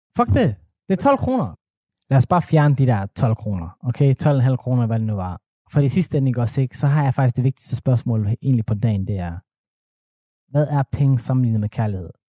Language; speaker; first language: Danish; early bilingual, other home language; Somali